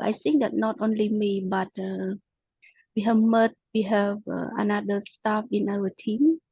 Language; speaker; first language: English; non-native, local second language; Khmer